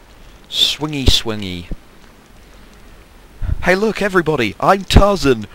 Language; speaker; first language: English; native; English